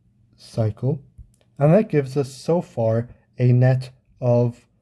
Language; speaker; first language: English; native; English